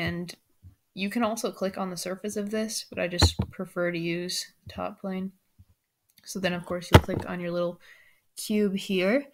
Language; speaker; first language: English; native; English